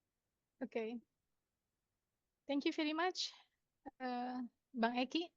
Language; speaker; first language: English; non-native, local second language; Indonesian